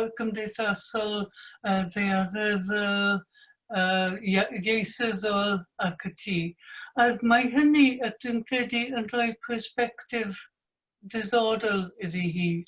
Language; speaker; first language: Welsh; non-native, fluent; English